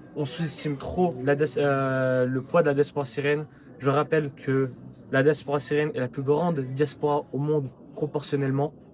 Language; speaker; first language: French; native; French